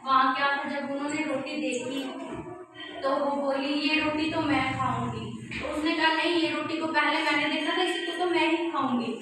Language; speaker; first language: Hindi; native; Hindi